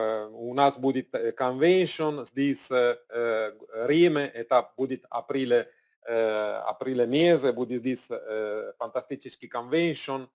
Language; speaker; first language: Russian; non-native, learner; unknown